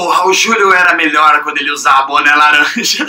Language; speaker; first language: Portuguese; native; Portuguese